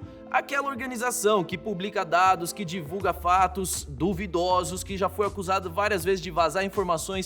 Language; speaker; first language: Portuguese; native; Portuguese